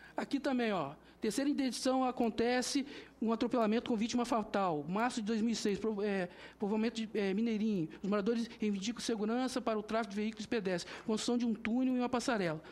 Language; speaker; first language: Portuguese; native; Portuguese